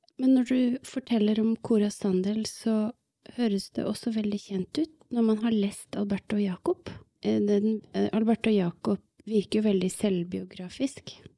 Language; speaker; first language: Norwegian; native; Norwegian